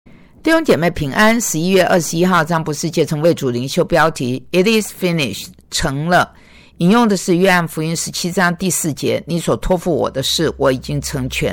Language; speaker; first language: Chinese; native; Chinese